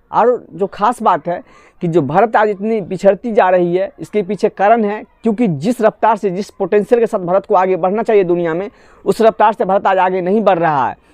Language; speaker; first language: Hindi; non-native, local second language; Assamese